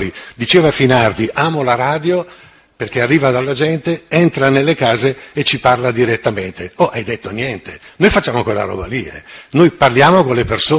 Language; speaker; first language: Italian; native; Italian